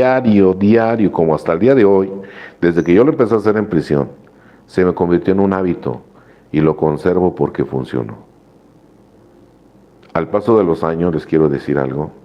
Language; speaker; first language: Spanish; native; Spanish